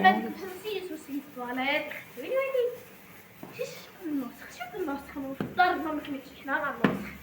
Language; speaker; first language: Arabic; native; Arabic